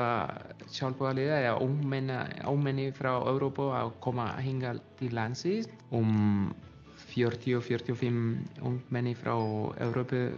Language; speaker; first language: Icelandic; non-native, learner; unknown